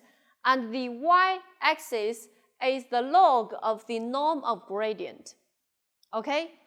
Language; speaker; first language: English; non-native, local second language; Chinese